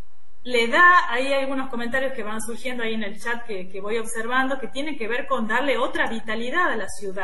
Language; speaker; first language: Spanish; native; Spanish